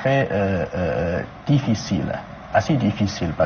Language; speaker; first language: French; non-native, fluent; Chinese